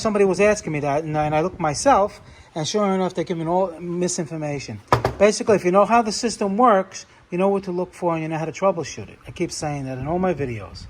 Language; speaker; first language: English; native; English